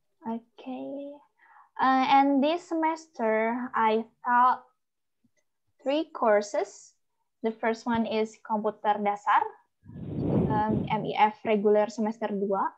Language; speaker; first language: English; non-native, learner; Indonesian